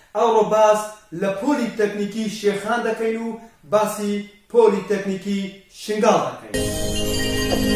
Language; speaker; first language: Central Kurdish; non-native, local second language; Kurdish